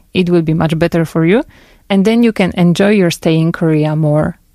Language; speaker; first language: English; non-native, fluent; Polish